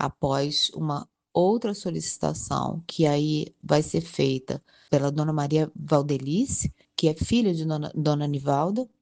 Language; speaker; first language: Portuguese; native; Portuguese